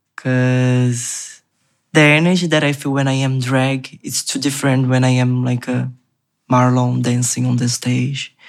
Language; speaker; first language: English; non-native, learner; Portuguese